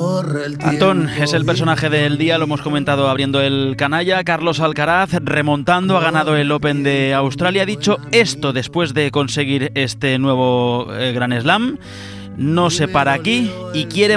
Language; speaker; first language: Spanish; native; Spanish